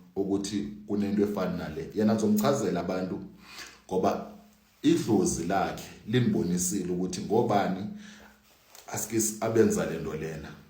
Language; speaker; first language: Zulu; non-native, local second language; Xhosa